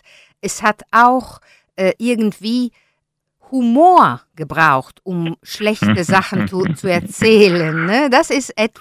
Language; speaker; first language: German; non-native, learner; Italian